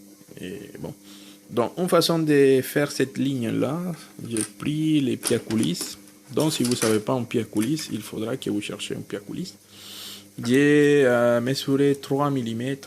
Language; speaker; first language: French; non-native, fluent; Spanish